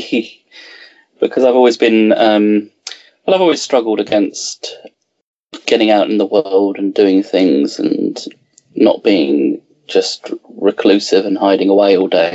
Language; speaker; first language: English; native; English